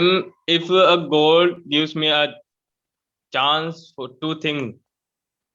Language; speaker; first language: English; non-native, learner; Hindi